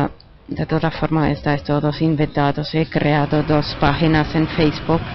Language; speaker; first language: Spanish; non-native, learner; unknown